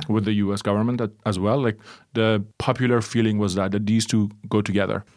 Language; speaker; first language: English; early bilingual, other home language; Persian